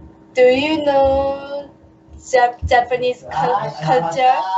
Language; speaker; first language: English; non-native, learner; Japanese